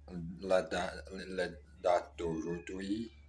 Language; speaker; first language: French; non-native, learner; Portuguese